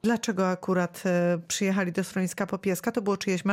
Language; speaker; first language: Polish; native; Polish